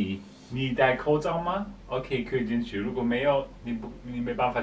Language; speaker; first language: Chinese; non-native, fluent; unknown